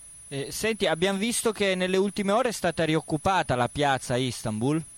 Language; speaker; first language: Italian; native; Italian